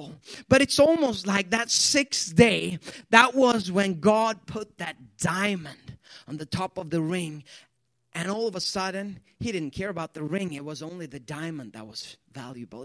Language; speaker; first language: English; non-native, fluent; Swedish